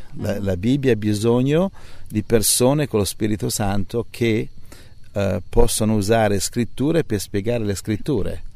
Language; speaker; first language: Italian; native; Italian